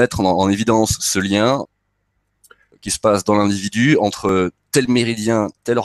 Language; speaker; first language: French; native; French